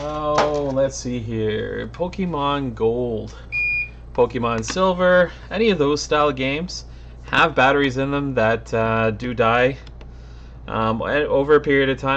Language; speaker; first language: English; native; English